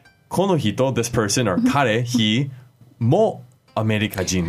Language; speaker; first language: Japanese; non-native, fluent; English